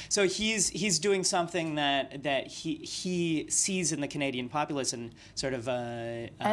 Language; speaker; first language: English; native; English